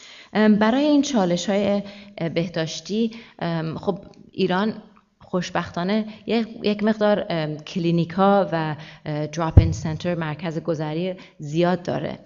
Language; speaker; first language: Persian; early bilingual, heritage; Persian